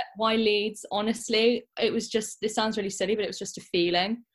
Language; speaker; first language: English; native; English